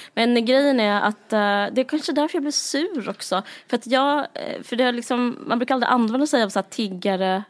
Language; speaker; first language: Swedish; native; Swedish